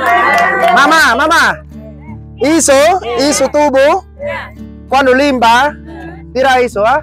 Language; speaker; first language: Portuguese; non-native, learner; Vietnamese